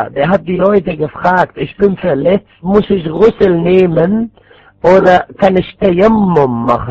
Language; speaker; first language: German; non-native, fluent; Arabic